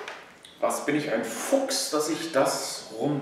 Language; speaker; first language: German; native; German